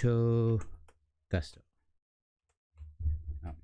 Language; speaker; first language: Spanish; non-native, learner; English